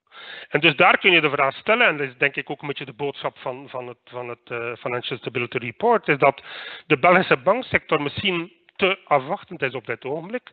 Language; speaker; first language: Dutch; native; Dutch